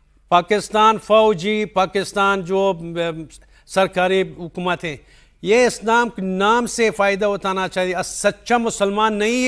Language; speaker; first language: Hindi; non-native, fluent; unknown